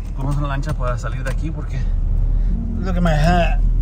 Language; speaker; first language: Spanish; early bilingual, heritage; Spanish